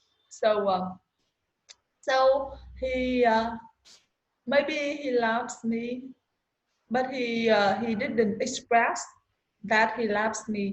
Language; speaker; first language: English; non-native, learner; Vietnamese